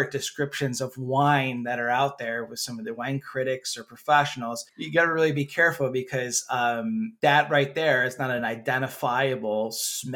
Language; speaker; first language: English; native; English